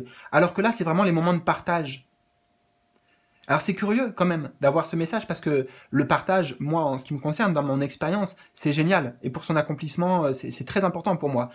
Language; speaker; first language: French; native; French